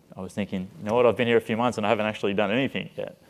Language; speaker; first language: English; native; English